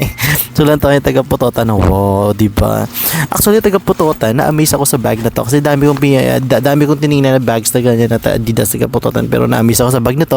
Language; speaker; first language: Filipino; non-native, local second language; Hiligaynon